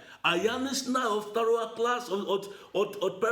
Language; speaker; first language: Russian; non-native, learner; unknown